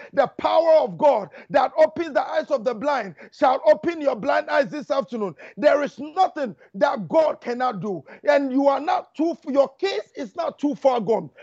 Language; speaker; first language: English; non-native, local second language; Akan